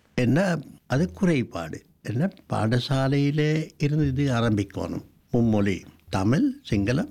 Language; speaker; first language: Tamil; non-native, local second language; Sinhala